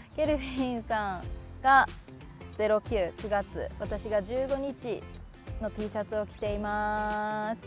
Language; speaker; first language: Japanese; native; Japanese